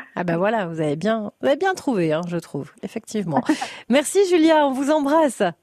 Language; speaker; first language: French; native; French